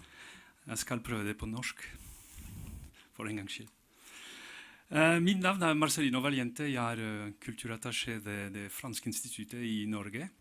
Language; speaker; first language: Norwegian; non-native, fluent; French